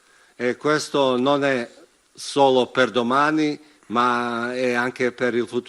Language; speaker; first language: Italian; non-native, fluent; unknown